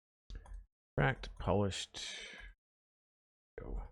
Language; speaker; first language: English; native; English